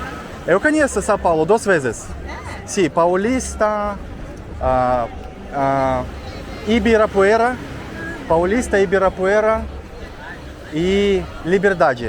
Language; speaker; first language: Portuguese; non-native, learner; Russian